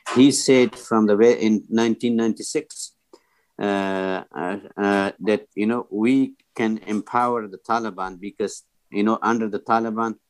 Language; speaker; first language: English; non-native, fluent; Persian